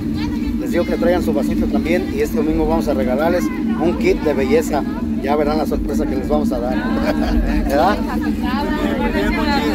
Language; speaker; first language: Spanish; native; Spanish